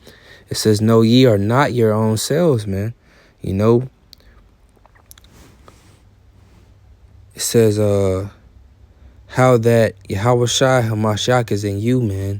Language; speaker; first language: English; native; English